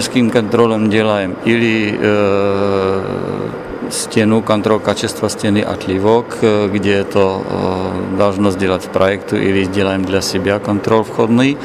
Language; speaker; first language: Russian; non-native, learner; Slovak